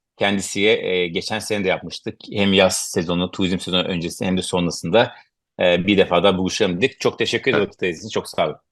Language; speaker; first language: Turkish; native; Turkish